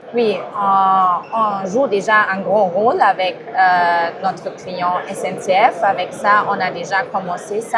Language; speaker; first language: French; non-native, fluent; German